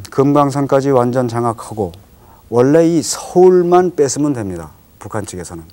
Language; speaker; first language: Korean; native; Korean